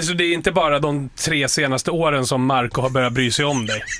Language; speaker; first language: Swedish; native; Swedish